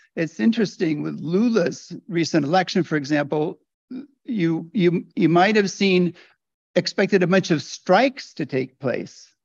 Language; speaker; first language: English; native; English